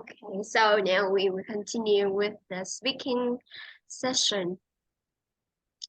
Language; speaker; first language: English; non-native, fluent; Vietnamese